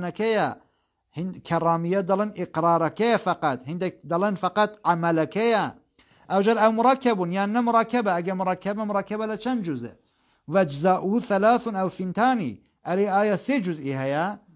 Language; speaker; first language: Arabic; non-native, fluent; Central Kurdish